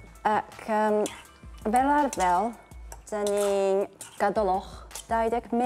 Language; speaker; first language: Welsh; non-native, learner; Japanese